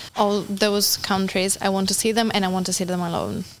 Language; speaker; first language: English; non-native, fluent; Italian